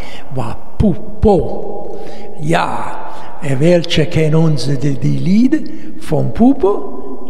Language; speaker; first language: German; non-native, learner; Italian